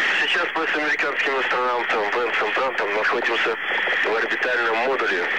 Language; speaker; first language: Russian; native; Russian